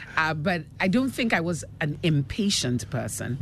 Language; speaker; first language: English; non-native, local second language; Akan